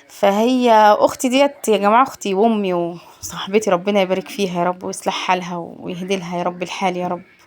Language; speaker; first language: Arabic; native; Arabic